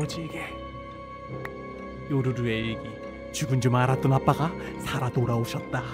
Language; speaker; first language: Korean; native; Korean